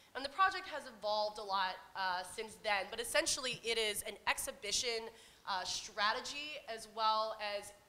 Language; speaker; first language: English; native; English